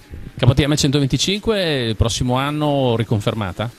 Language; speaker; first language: Italian; native; Italian